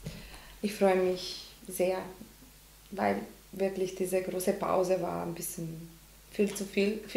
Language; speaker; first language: German; non-native, learner; Macedonian